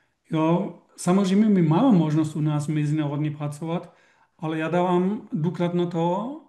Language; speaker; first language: Czech; non-native, learner; German